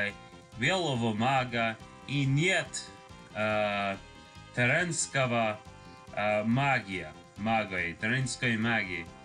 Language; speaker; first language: Russian; non-native, learner; English